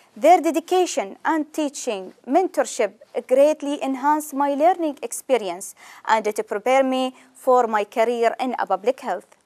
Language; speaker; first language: English; non-native, fluent; Arabic